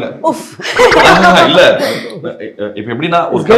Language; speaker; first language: Tamil; native; Tamil